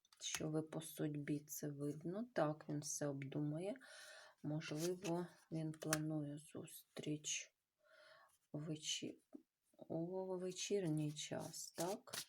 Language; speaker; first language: Ukrainian; non-native, local second language; Russian